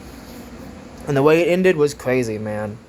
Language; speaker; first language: English; native; English